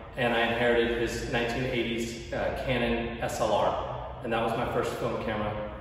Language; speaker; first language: English; native; English